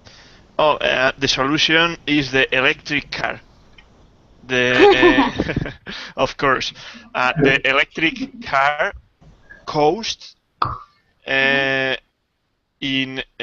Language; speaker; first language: English; non-native, learner; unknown